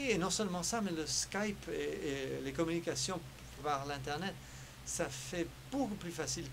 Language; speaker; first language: French; early bilingual, heritage; French